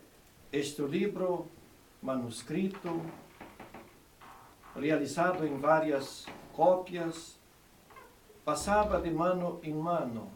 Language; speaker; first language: Spanish; non-native, fluent; Portuguese